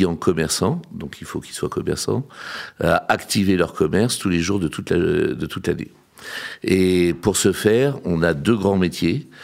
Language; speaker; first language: French; native; French